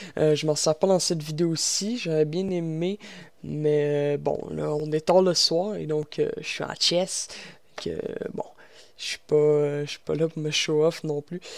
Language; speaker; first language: French; native; French